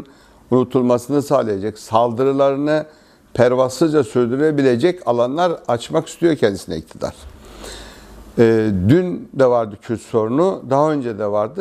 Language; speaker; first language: Turkish; native; Turkish